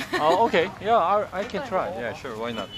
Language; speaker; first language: English; non-native, learner; Korean